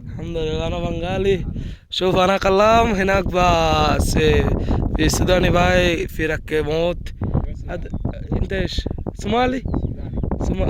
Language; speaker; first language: Arabic; non-native, learner; Bangla